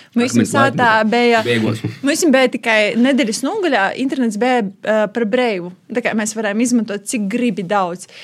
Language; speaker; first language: Latvian; native; Latvian